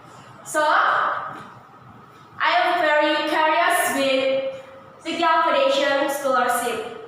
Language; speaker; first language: English; non-native, learner; Indonesian